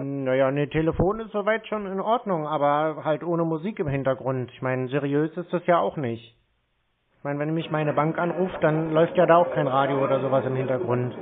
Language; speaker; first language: German; native; German